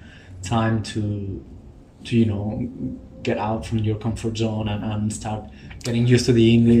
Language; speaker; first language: English; non-native, fluent; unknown